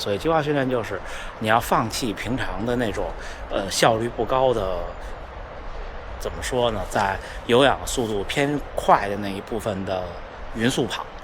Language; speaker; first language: Chinese; native; Chinese